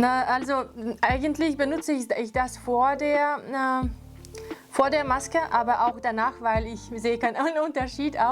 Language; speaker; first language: German; non-native, fluent; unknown